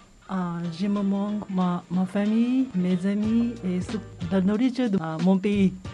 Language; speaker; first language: French; non-native, learner; Tibetan